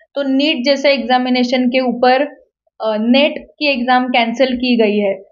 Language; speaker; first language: Hindi; non-native, local second language; Marathi